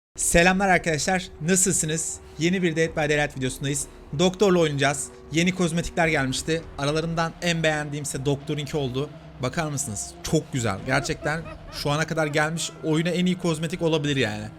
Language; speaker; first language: Turkish; native; Turkish